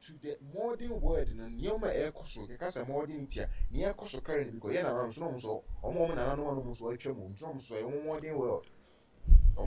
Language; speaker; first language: English; non-native, local second language; Akan